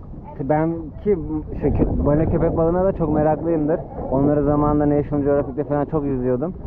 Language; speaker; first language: Turkish; native; Turkish